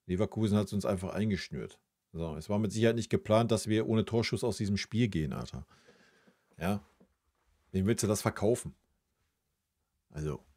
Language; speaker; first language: German; native; German